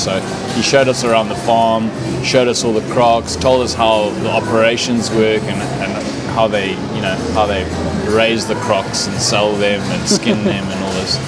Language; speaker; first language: English; native; English